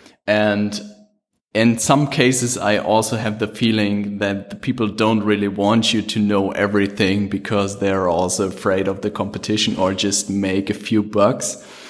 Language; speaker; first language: English; non-native, fluent; German